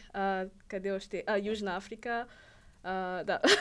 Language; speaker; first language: Bulgarian; non-native, learner; Rundi